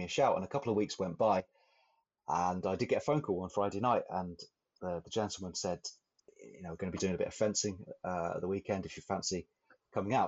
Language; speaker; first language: English; native; English